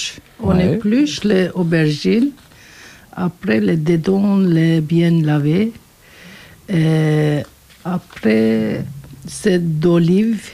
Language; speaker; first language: French; non-native, learner; Turkish